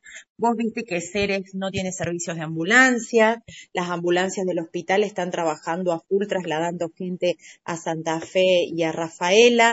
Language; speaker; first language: Spanish; native; Spanish